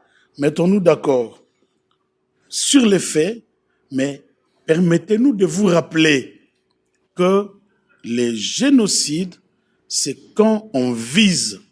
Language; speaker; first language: French; non-native, local second language; Lingala